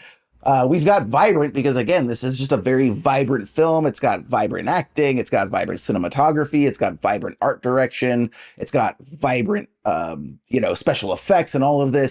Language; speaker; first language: English; native; English